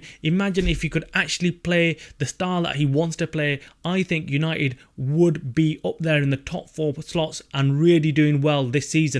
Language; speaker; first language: English; native; English